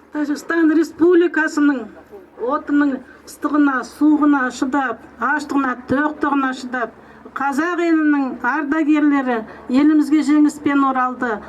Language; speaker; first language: Kazakh; native; Kazakh